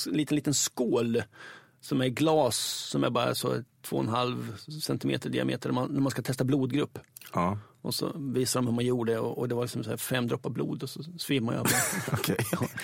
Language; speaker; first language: Swedish; native; Swedish